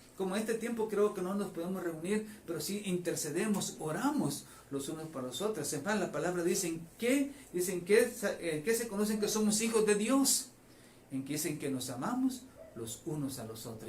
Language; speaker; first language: Spanish; native; Spanish